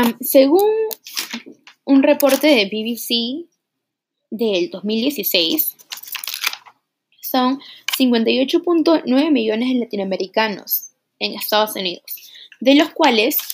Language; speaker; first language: Spanish; early bilingual, heritage; Spanish